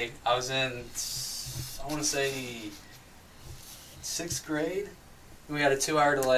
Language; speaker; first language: English; native; English